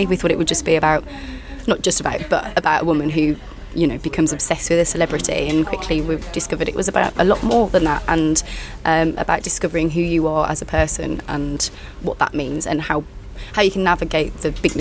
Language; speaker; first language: English; native; English